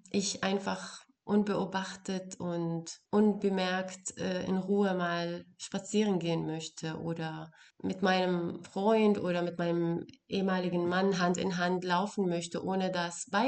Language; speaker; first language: German; non-native, fluent; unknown